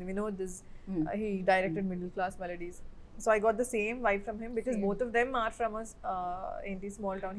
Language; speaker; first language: Telugu; non-native, fluent; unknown